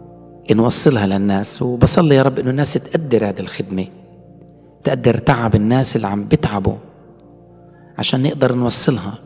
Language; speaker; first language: Arabic; native; Arabic